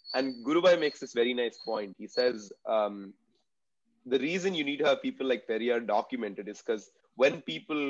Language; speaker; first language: English; non-native, local second language; Tamil